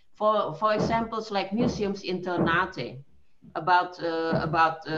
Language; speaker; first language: English; non-native, fluent; Indonesian